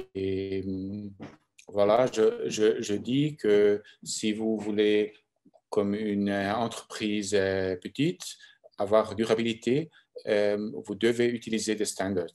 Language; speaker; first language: French; non-native, local second language; German